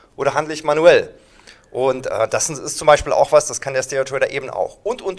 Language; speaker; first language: German; native; German